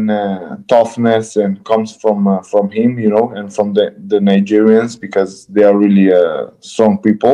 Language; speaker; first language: English; non-native, fluent; Romanian